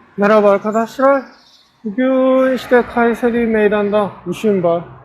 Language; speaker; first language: Turkish; non-native, learner; Korean